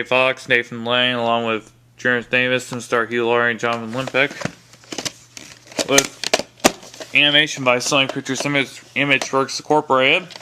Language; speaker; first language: English; native; English